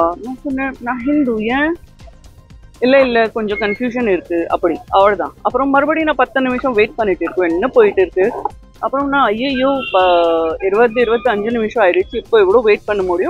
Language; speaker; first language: Tamil; non-native, fluent; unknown